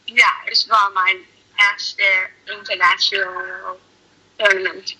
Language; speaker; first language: German; non-native, learner; English